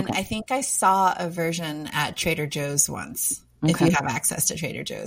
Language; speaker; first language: English; native; English